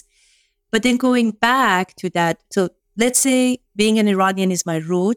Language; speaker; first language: English; non-native, fluent; Persian